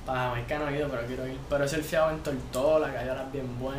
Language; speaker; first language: Spanish; native; Spanish